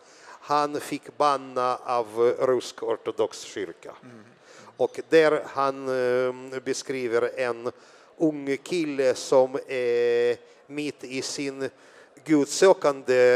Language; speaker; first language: Swedish; non-native, fluent; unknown